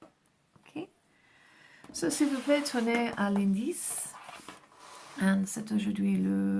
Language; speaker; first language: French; non-native, fluent; English